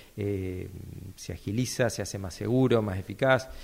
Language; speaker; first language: Spanish; native; Spanish